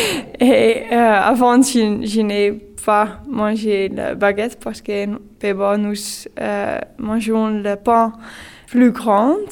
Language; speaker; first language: French; non-native, learner; Dutch